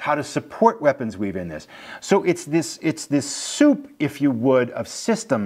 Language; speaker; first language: English; native; English